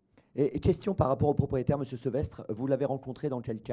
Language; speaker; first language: French; native; French